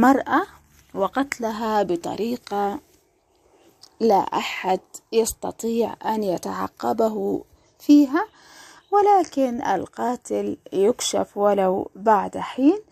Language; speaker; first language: Arabic; native; Arabic